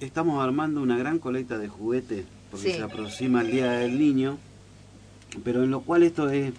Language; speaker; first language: Spanish; native; Spanish